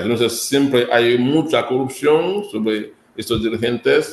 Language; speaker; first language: Spanish; non-native, fluent; Haitian Creole